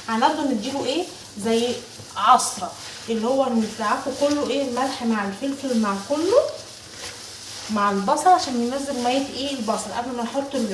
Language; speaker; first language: Arabic; native; Arabic